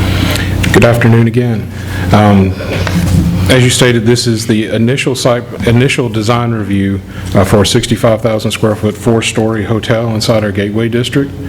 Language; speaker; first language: English; native; English